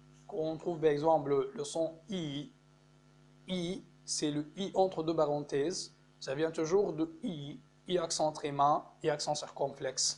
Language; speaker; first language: French; non-native, fluent; Arabic